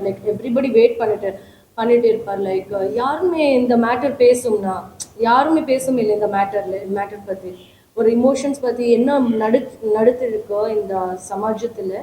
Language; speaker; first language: Tamil; non-native, fluent; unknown